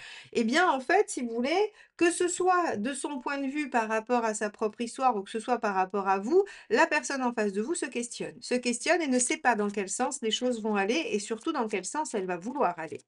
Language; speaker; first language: French; native; French